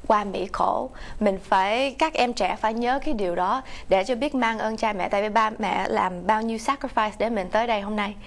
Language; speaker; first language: Vietnamese; early bilingual, heritage; Vietnamese